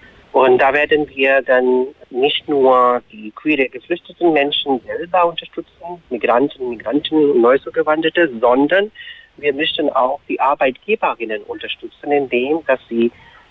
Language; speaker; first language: German; non-native, fluent; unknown